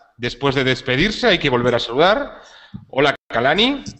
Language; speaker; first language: Spanish; native; Spanish